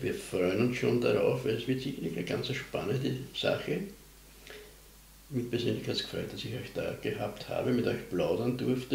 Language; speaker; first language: German; native; German